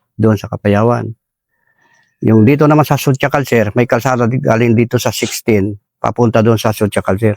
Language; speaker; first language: Filipino; non-native, local second language; Cebuano